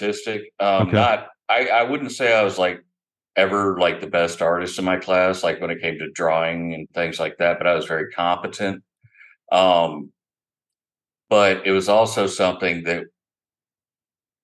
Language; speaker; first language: English; native; English